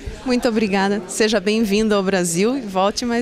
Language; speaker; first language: Portuguese; native; Portuguese